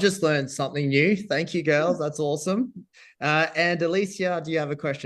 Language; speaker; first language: English; native; English